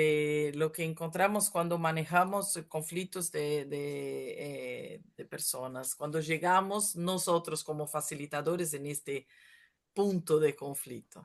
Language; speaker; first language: Spanish; non-native, fluent; Portuguese